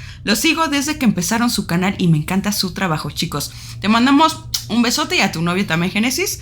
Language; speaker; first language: Spanish; native; Spanish